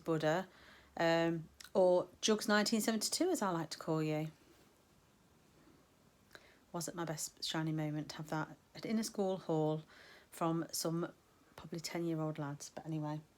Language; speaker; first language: English; native; English